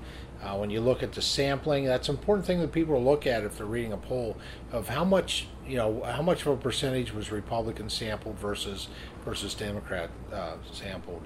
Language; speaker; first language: English; native; English